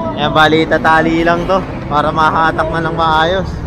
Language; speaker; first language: Filipino; native; Filipino